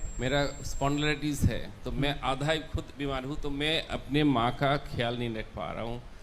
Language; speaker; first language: Hindi; non-native, local second language; Bangla